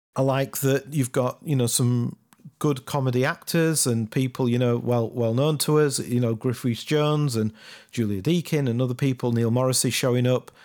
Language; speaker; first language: English; native; English